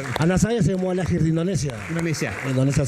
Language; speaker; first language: Indonesian; non-native, fluent; Spanish